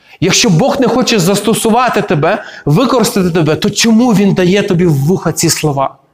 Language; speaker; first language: Ukrainian; native; Ukrainian